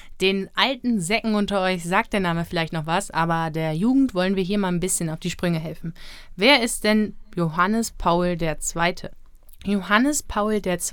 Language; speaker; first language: German; native; German